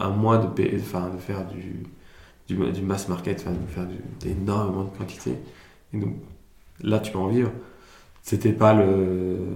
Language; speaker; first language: French; early bilingual, other home language; Italian